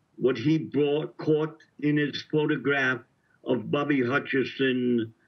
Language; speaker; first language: English; native; English